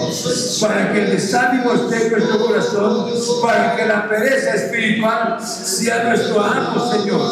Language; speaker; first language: Spanish; native; Spanish